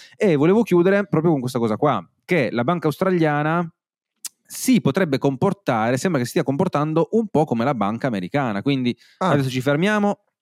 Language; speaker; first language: Italian; native; Italian